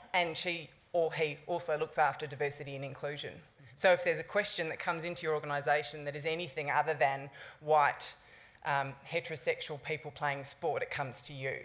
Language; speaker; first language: English; native; English